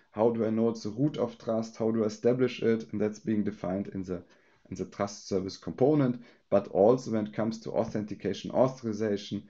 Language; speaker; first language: English; non-native, fluent; German